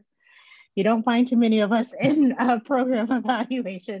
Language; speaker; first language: English; native; English